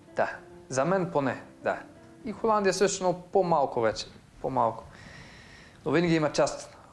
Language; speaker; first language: Bulgarian; non-native, fluent; Dutch